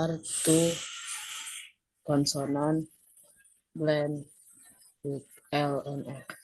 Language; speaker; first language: English; non-native, learner; Indonesian